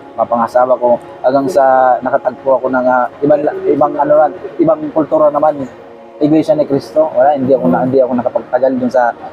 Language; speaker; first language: Filipino; native; Filipino